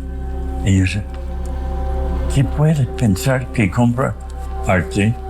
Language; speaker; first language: Spanish; non-native, fluent; English